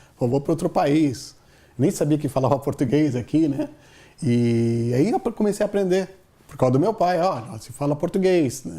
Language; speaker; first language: Portuguese; non-native, fluent; Telugu